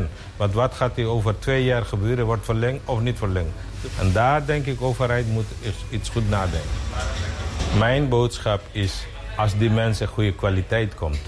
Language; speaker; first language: Dutch; non-native, fluent; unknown